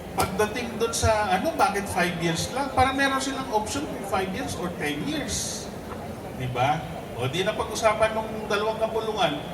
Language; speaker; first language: Filipino; non-native, local second language; Iloko